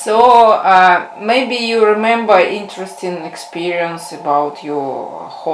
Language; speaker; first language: English; non-native, learner; Russian